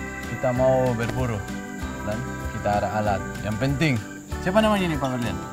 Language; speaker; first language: Malay; non-native, fluent; Spanish